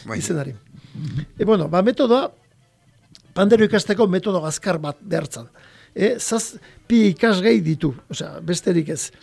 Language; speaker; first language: Basque; native; Basque